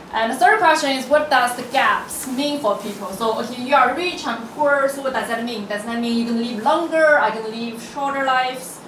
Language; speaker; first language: English; non-native, fluent; Chinese